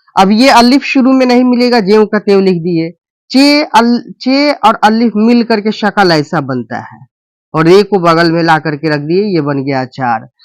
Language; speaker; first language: Hindi; native; Hindi